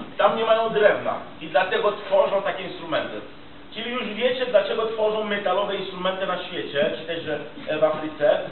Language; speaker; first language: Polish; non-native, fluent; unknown